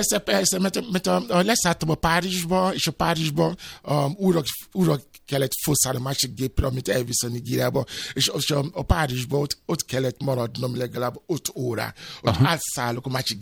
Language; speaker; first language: Hungarian; non-native, fluent; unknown